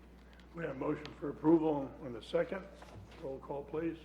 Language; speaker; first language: English; native; English